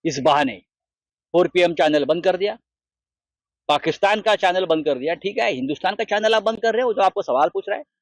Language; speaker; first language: Hindi; non-native, local second language; Marathi